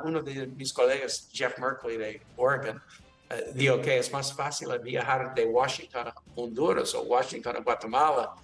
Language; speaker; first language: Spanish; non-native, learner; English